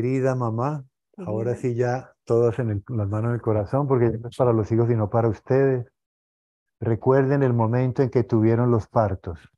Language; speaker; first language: Spanish; native; Spanish